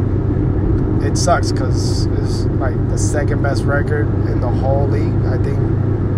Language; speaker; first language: English; non-native, fluent; Spanish